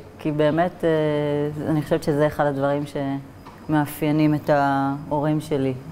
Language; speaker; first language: Hebrew; native; Hebrew